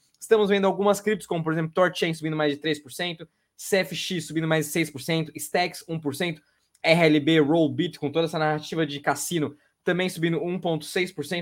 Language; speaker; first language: Portuguese; native; Portuguese